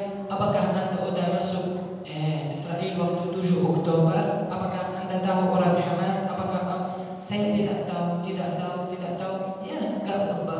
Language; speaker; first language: Indonesian; non-native, learner; Arabic